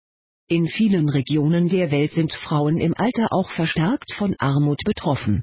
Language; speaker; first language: German; native; German